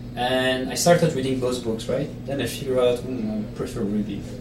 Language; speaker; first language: English; non-native, fluent; Italian